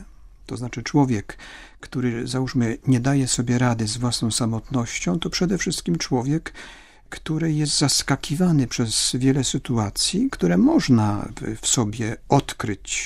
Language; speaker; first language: Polish; native; Polish